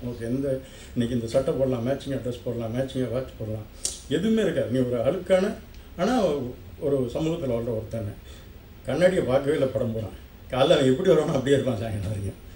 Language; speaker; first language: Tamil; native; Tamil